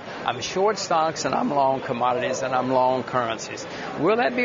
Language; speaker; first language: English; native; English